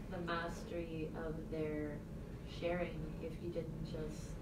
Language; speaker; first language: English; native; English